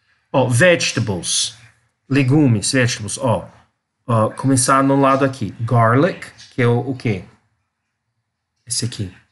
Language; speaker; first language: Portuguese; non-native, learner; English